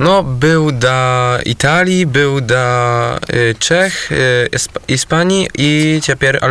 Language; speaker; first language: Polish; non-native, local second language; Belarusian